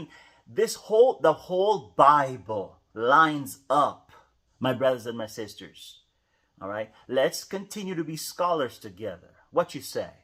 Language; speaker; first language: English; native; English